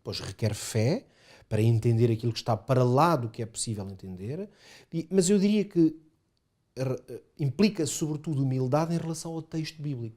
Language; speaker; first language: Portuguese; native; Portuguese